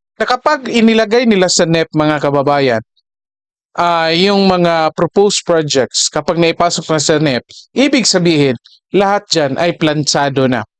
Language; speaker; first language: Filipino; native; Filipino